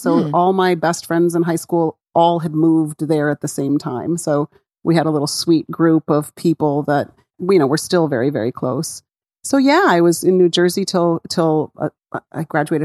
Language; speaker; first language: English; native; English